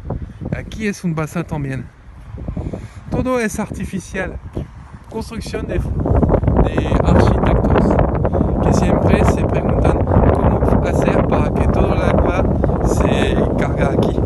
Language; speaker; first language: Spanish; non-native, learner; French